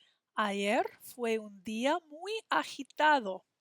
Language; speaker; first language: Spanish; non-native, fluent; English